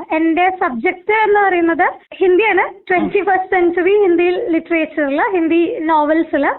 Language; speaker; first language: Malayalam; non-native, local second language; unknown